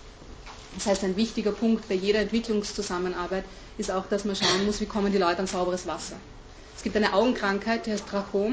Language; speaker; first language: German; native; German